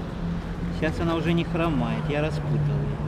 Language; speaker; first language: Russian; native; Russian